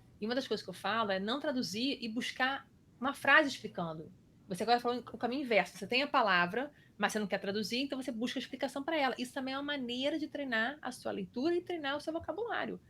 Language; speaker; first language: Portuguese; native; Portuguese